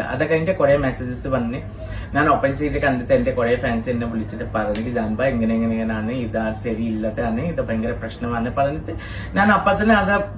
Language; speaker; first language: Malayalam; non-native, fluent; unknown